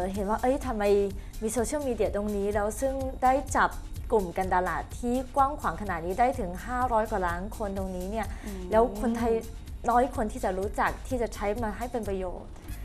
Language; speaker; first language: Thai; non-native, fluent; Chinese